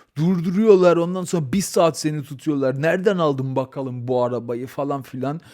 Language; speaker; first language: Turkish; early bilingual, heritage; Turkish